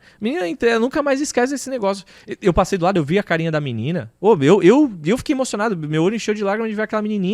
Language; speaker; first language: Portuguese; native; Portuguese